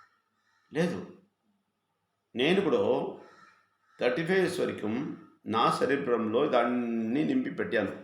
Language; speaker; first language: Telugu; non-native, fluent; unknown